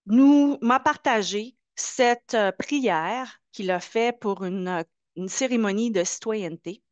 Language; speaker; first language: French; native; French